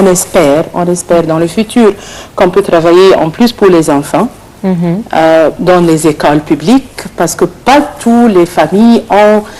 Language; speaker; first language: French; non-native, fluent; Arabic